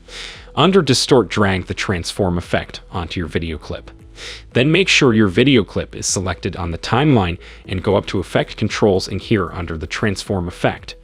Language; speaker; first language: English; native; English